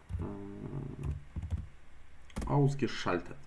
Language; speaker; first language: German; non-native, fluent; Ukrainian